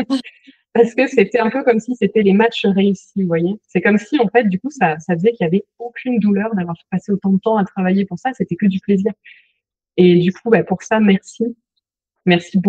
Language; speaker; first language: French; native; French